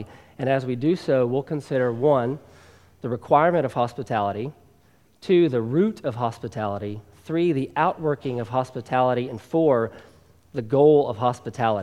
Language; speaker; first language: English; native; English